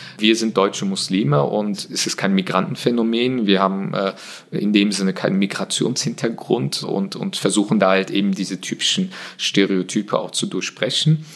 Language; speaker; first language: German; native; German